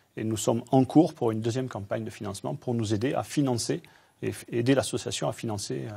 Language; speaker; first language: French; native; French